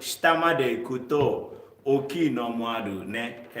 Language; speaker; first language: Japanese; non-native, learner; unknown